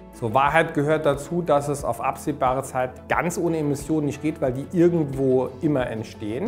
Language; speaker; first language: German; native; German